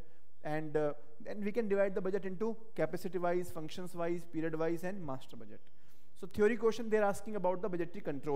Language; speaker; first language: English; non-native, local second language; Hindi